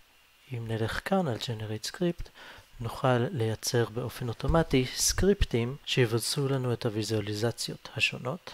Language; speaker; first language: Hebrew; native; Hebrew